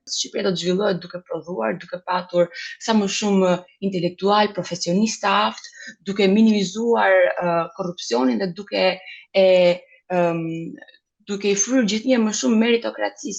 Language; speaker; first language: Albanian; native; Albanian